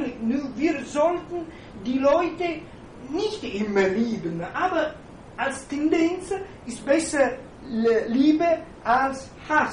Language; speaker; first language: German; non-native, fluent; Italian